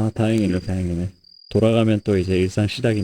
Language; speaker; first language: Korean; native; Korean